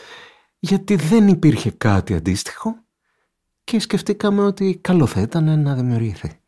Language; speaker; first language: Greek; native; Greek